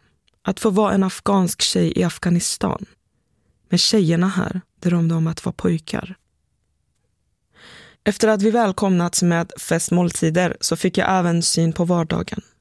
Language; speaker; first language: Swedish; early bilingual, other home language; Persian